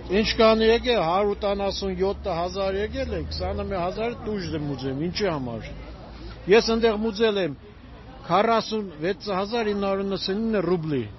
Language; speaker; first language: Armenian; native; Armenian